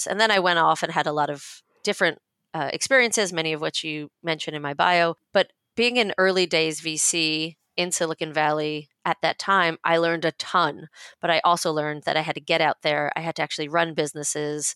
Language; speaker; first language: English; native; English